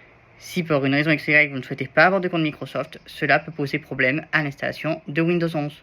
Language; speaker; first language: French; native; French